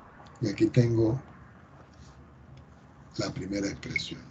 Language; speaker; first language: Spanish; native; Spanish